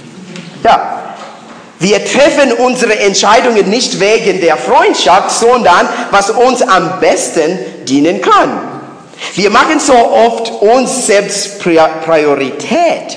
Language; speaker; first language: German; non-native, learner; English